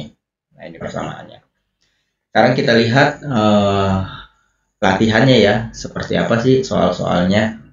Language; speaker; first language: Indonesian; native; Indonesian